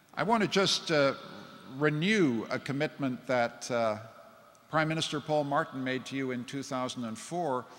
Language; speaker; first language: English; native; English